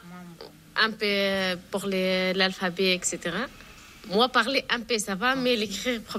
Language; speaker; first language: French; non-native, learner; Arabic